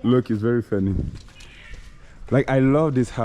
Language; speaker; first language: English; non-native, fluent; French